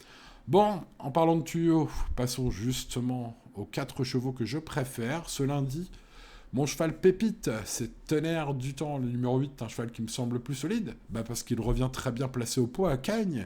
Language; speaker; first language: French; native; French